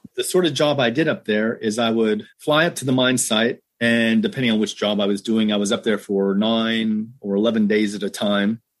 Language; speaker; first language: English; native; English